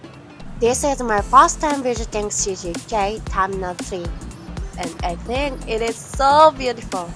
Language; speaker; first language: English; non-native, fluent; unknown